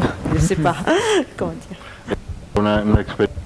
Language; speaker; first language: French; non-native, learner; Chinese